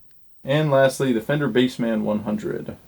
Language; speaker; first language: English; native; English